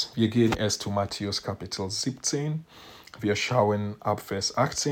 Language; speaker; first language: German; non-native, fluent; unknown